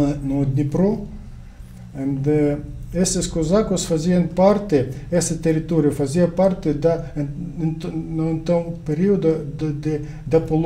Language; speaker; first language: Portuguese; non-native, learner; Ukrainian